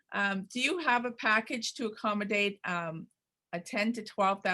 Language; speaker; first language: English; native; English